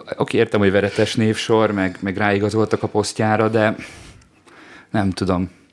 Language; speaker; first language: Hungarian; native; Hungarian